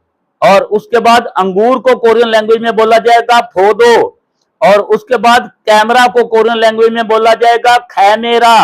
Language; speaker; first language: Hindi; non-native, local second language; Punjabi